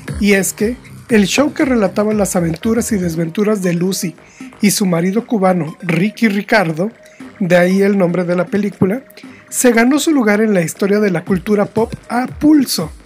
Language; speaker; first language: Spanish; native; Spanish